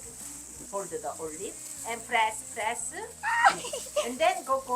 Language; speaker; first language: English; non-native, learner; Korean